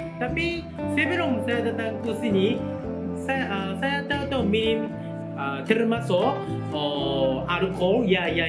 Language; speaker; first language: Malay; non-native, learner; Japanese